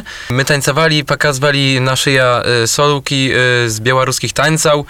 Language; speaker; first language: Polish; non-native, learner; Belarusian